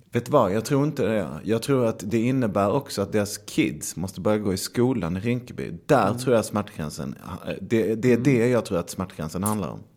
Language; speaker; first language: Swedish; native; Swedish